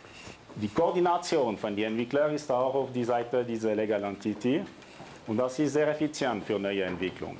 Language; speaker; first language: German; non-native, local second language; French